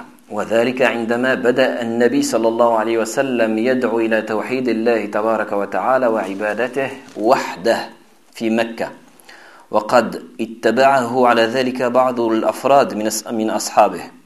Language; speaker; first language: Arabic; non-native, fluent; French